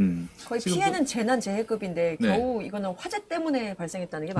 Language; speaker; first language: Korean; native; Korean